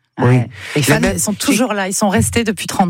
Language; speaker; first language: French; native; French